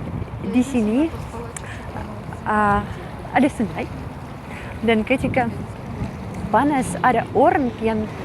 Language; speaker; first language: Indonesian; non-native, fluent; Russian